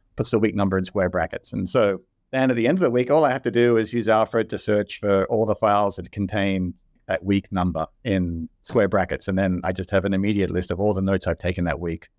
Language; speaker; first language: English; native; English